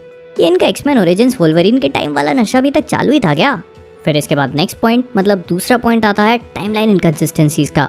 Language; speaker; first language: Hindi; native; Hindi